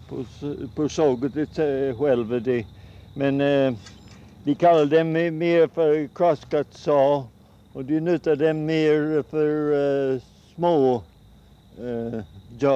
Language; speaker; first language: Swedish; early bilingual, heritage; Swedish